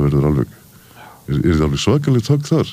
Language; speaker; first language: Icelandic; native; Icelandic